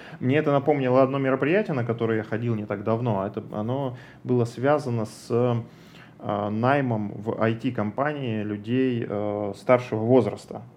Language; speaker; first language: Russian; native; Russian